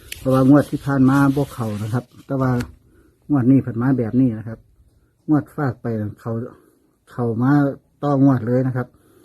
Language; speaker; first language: Thai; native; Thai